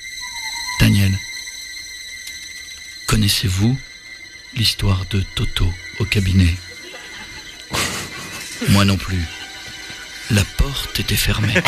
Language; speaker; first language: French; native; French